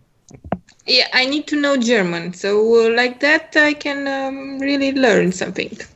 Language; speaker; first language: English; non-native, fluent; Romanian